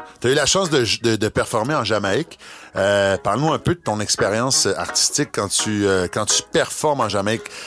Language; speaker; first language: French; native; French